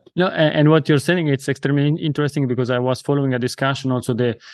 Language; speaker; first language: English; non-native, fluent; Italian